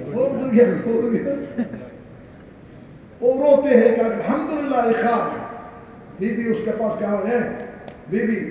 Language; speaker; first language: Urdu; non-native, learner; Arabic